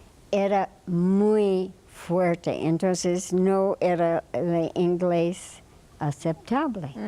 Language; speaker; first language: Spanish; non-native, fluent; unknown